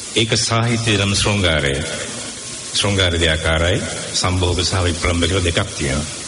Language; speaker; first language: Sinhala; native; Sinhala